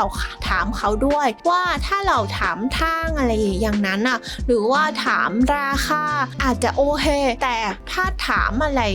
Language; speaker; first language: Thai; non-native, fluent; Vietnamese